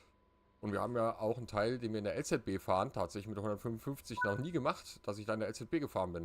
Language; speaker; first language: German; native; German